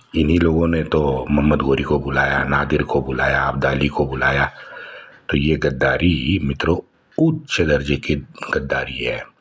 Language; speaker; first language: Hindi; non-native, local second language; Marathi